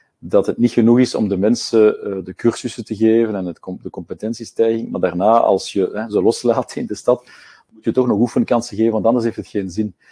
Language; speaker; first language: Dutch; native; Dutch